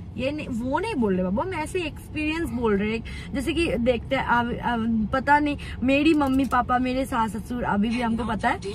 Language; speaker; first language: Hindi; non-native, local second language; Bangla